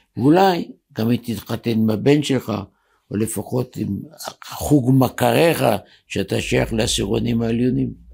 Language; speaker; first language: Hebrew; native; Hebrew